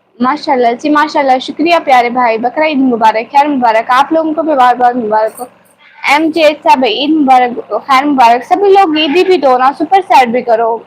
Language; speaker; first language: Urdu; non-native, local second language; Punjabi